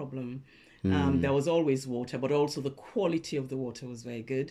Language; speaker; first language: English; non-native, local second language; Krio